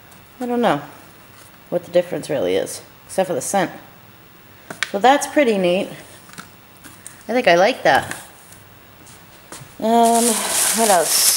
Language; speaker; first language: English; native; English